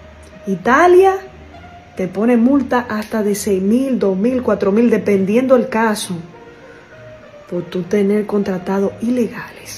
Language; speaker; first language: Spanish; native; Spanish